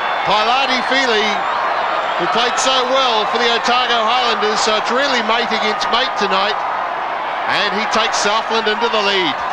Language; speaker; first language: English; native; English